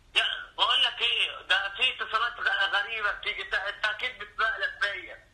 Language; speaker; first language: Arabic; native; Arabic